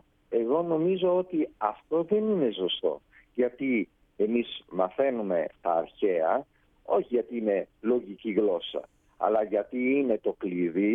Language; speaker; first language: Greek; non-native, fluent; Italian